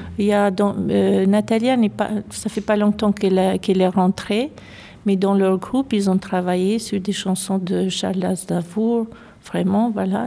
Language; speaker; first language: French; native; French